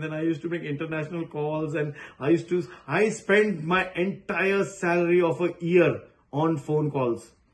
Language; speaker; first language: English; non-native, local second language; Hindi